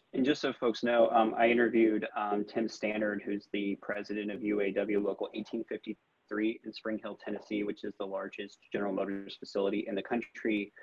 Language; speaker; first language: English; native; English